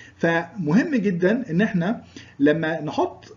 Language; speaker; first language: Arabic; native; Arabic